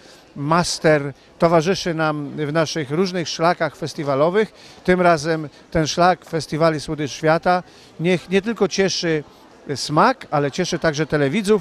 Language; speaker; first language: Polish; native; Polish